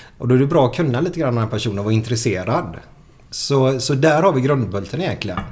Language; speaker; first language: Swedish; native; Swedish